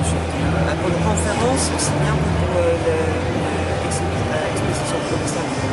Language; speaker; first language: French; non-native, fluent; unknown